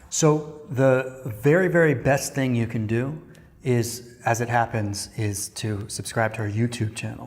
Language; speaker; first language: English; native; English